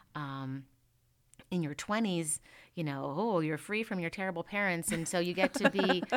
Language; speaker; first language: English; native; English